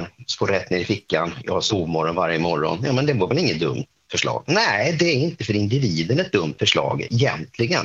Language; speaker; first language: Swedish; native; Swedish